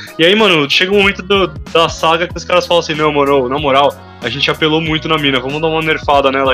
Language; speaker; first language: Portuguese; native; Portuguese